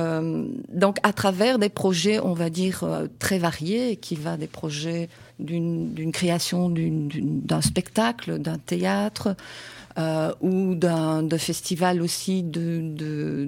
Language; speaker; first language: French; native; French